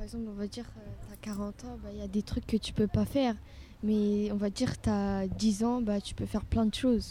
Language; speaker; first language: French; early bilingual, other home language; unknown